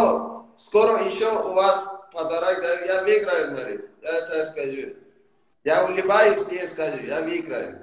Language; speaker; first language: Russian; non-native, learner; Persian